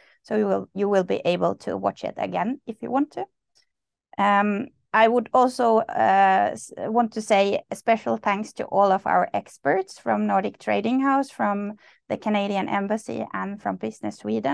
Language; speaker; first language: English; non-native, fluent; Swedish